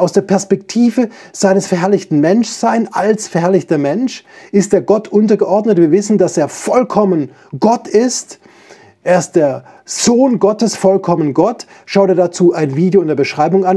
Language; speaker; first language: German; native; German